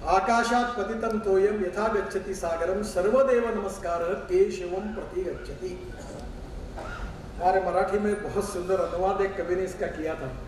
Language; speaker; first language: Hindi; non-native, local second language; Marathi